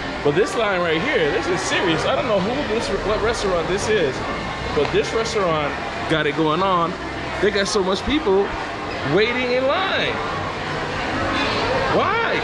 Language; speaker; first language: English; native; English